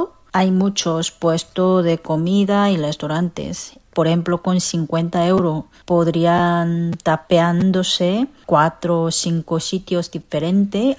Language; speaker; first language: Spanish; non-native, fluent; Korean